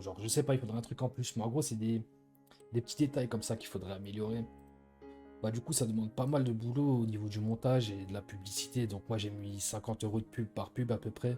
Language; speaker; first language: French; native; French